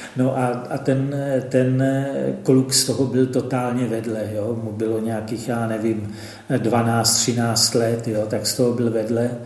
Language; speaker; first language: Czech; native; Czech